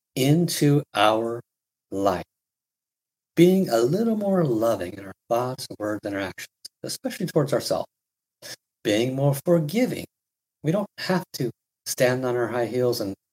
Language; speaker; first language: English; native; English